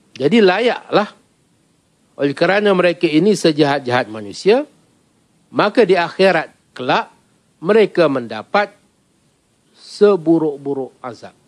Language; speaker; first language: Malay; native; Malay